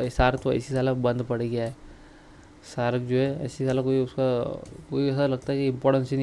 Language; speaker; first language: Hindi; non-native, local second language; Marathi